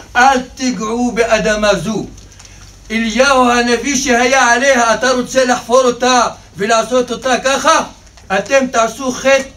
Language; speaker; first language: Hebrew; non-native, local second language; Arabic